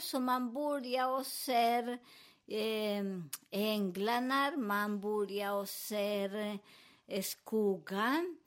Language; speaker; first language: Swedish; non-native, fluent; Spanish